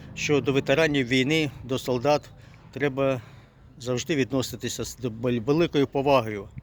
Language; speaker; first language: Ukrainian; native; Ukrainian